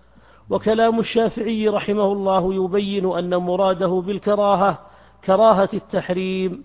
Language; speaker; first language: Arabic; native; Arabic